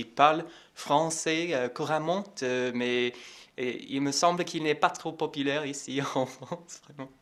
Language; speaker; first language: French; non-native, fluent; English